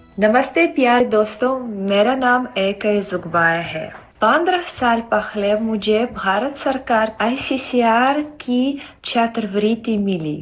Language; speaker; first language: Hindi; non-native, learner; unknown